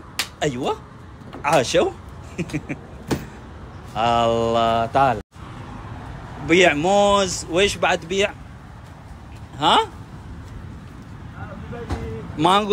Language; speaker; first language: Arabic; native; Arabic